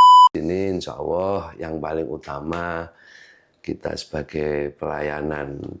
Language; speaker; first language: Indonesian; non-native, local second language; Javanese